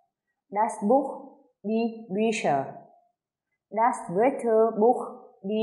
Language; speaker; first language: German; non-native, fluent; Vietnamese